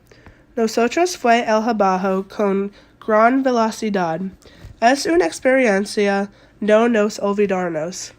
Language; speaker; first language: Spanish; non-native, learner; English